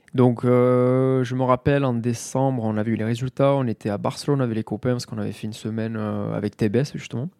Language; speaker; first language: French; native; French